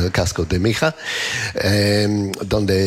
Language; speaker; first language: Spanish; non-native, learner; English